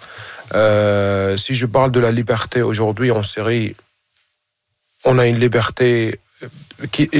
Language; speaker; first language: French; non-native, fluent; Arabic